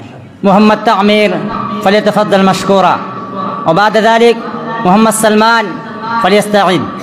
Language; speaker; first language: Arabic; non-native, fluent; Urdu